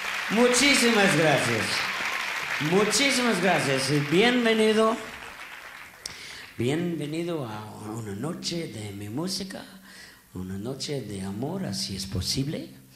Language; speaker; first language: Spanish; non-native, learner; English